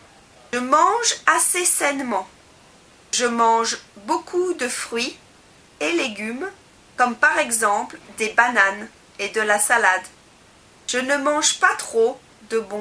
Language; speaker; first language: French; non-native, learner; English